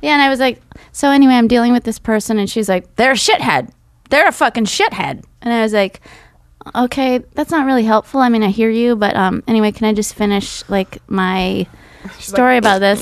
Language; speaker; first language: English; early bilingual, other home language; Russian